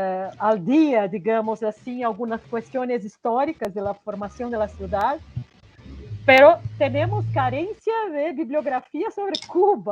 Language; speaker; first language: Spanish; non-native, fluent; Portuguese